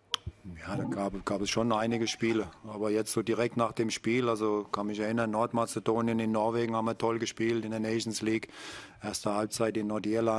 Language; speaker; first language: German; native; German